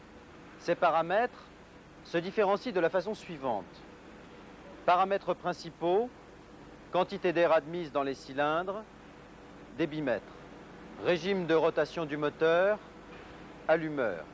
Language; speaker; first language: French; native; French